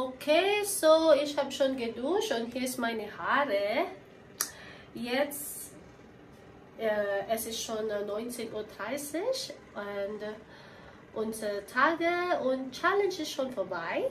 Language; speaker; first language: German; non-native, learner; Filipino